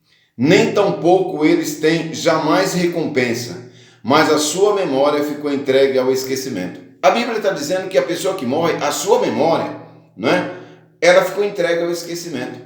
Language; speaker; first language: Portuguese; native; Portuguese